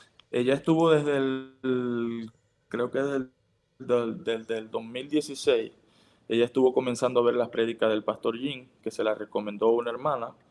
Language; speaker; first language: Spanish; native; Spanish